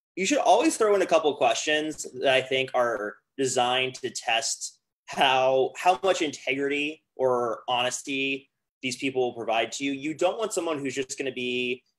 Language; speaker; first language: English; native; English